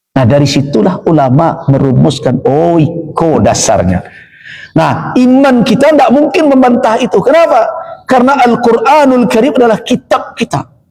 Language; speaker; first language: Malay; non-native, local second language; Minangkabau